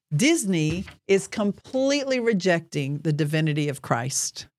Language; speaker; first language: English; native; English